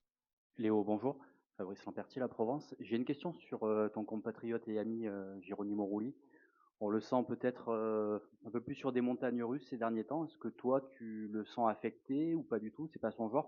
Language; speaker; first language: French; native; French